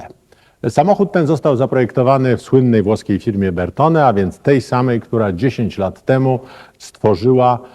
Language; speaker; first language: Polish; native; Polish